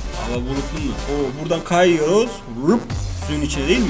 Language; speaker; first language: Turkish; native; Turkish